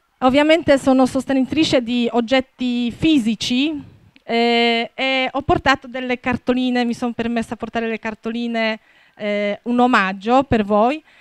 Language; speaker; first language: Italian; non-native, fluent; Polish